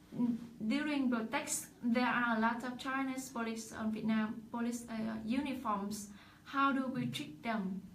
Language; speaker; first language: English; non-native, learner; Vietnamese